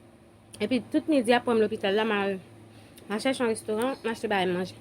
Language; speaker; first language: French; non-native, local second language; Haitian Creole